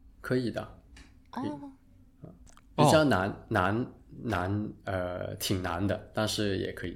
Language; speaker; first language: Chinese; non-native, local second language; Cantonese